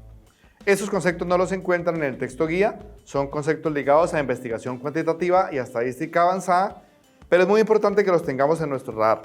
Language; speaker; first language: Spanish; native; Spanish